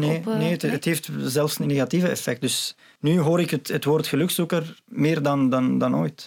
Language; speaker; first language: Dutch; non-native, fluent; Arabic